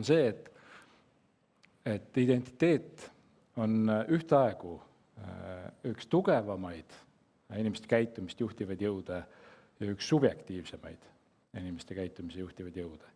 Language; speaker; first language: Estonian; native; Estonian